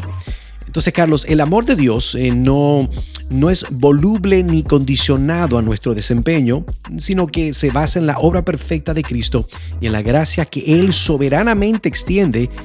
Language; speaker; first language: Spanish; native; Spanish